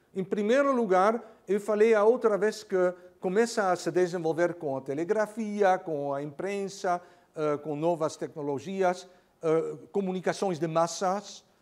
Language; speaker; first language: Portuguese; non-native, fluent; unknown